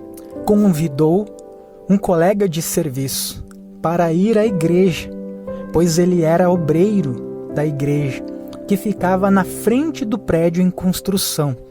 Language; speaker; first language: Portuguese; native; Portuguese